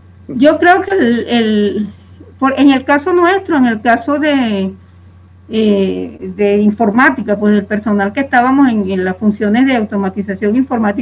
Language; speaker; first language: Spanish; native; Spanish